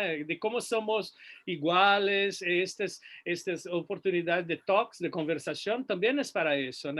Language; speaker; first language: Spanish; non-native, fluent; Portuguese